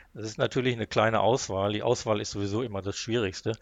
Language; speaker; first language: German; native; German